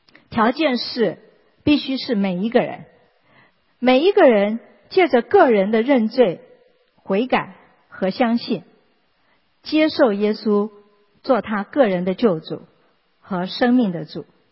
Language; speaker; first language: Chinese; native; Chinese